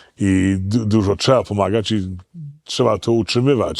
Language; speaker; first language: Polish; early bilingual, heritage; Polish